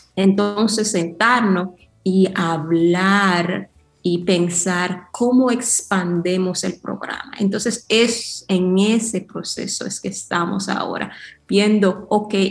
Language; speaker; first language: Spanish; early bilingual, heritage; Spanish